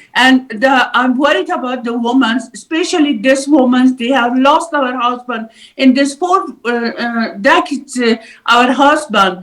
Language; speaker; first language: English; non-native, learner; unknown